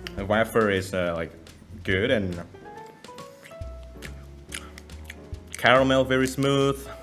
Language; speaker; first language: English; non-native, fluent; Indonesian